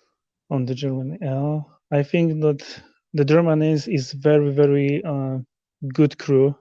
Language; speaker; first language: English; non-native, learner; Polish